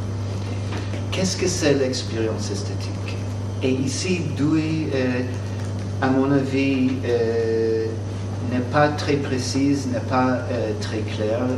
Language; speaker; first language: French; non-native, fluent; English